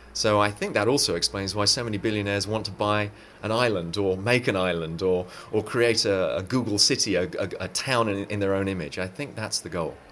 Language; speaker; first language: English; native; English